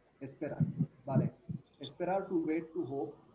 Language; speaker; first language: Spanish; non-native, fluent; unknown